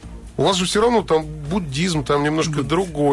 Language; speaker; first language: Russian; native; Russian